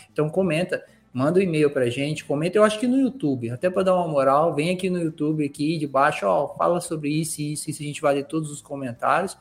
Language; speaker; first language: Portuguese; native; Portuguese